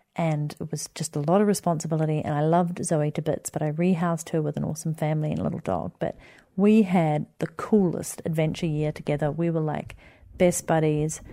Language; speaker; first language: English; native; English